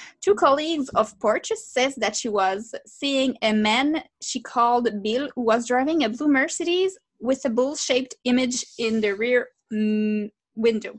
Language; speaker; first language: English; non-native, fluent; French